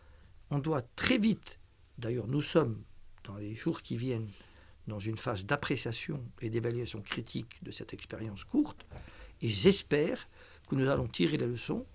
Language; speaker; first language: French; non-native, local second language; Arabic